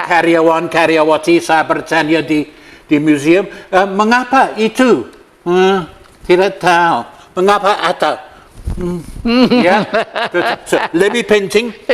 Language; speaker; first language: Indonesian; non-native, learner; English